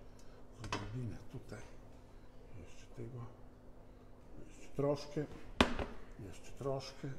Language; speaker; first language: Polish; non-native, fluent; Italian